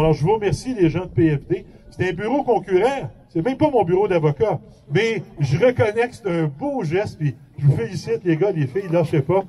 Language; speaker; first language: French; native; French